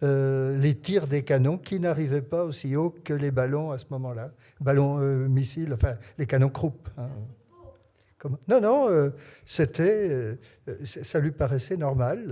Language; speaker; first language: French; native; French